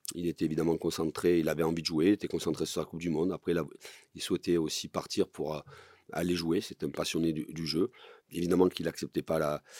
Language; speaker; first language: French; native; French